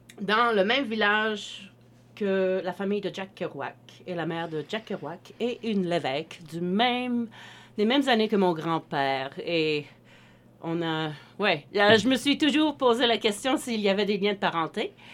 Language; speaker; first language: French; native; French